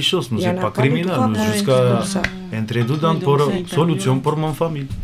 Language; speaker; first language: French; non-native, learner; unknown